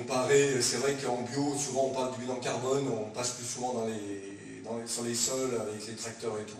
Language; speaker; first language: French; native; French